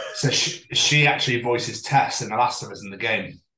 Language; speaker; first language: English; native; English